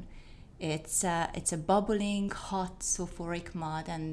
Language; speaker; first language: English; non-native, fluent; Hungarian